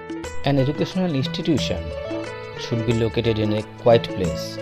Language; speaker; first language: English; non-native, local second language; Bangla